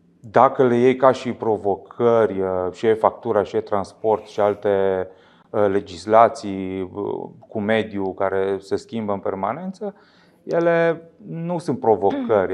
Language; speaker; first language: Romanian; native; Romanian